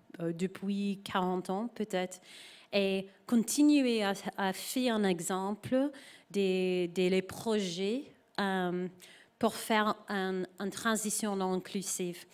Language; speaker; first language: French; non-native, learner; English